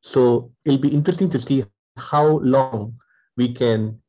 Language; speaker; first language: English; non-native, local second language; Tamil